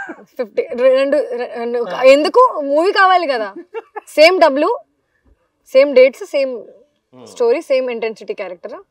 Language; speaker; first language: Telugu; non-native, local second language; Hindi